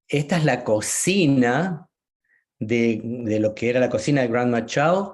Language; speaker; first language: Spanish; native; Spanish